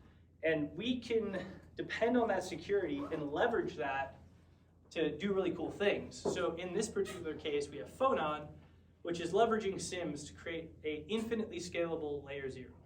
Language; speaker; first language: English; native; English